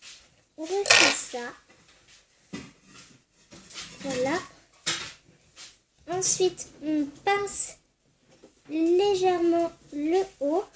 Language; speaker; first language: French; native; French